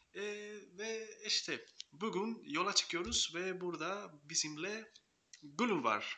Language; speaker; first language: Turkish; non-native, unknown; Spanish